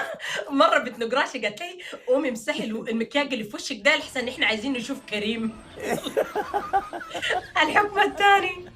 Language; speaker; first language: Arabic; native; Arabic